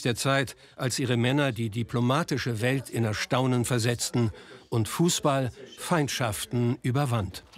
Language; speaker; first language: German; native; German